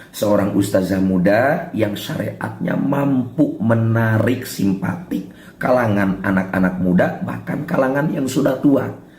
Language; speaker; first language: Indonesian; non-native, local second language; Sundanese